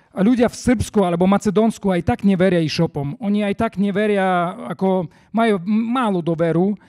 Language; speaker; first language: Slovak; non-native, fluent; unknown